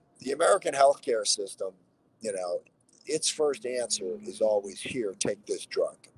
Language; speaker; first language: English; native; English